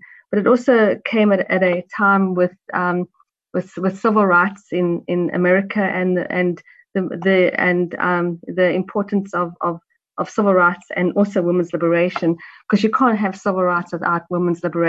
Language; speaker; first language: English; native; English